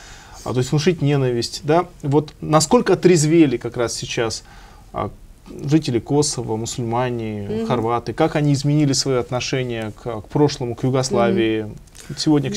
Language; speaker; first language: Russian; native; Russian